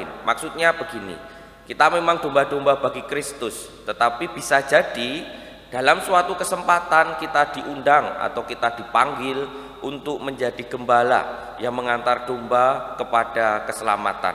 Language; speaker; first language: Indonesian; non-native, local second language; Javanese